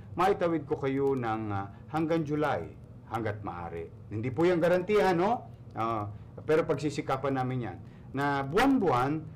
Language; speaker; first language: Filipino; native; Filipino